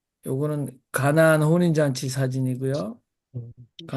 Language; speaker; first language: Korean; native; Korean